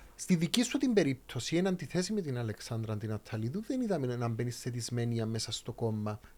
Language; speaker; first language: Greek; native; Greek